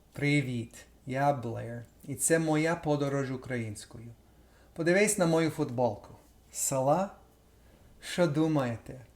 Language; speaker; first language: Ukrainian; non-native, fluent; English